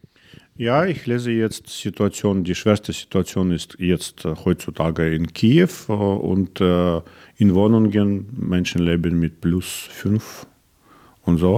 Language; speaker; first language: German; non-native, learner; Russian